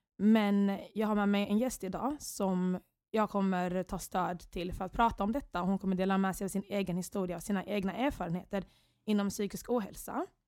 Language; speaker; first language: Swedish; early bilingual, other home language; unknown